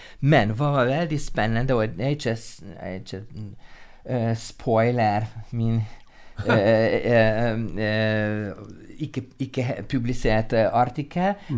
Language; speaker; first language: Norwegian; non-native, fluent; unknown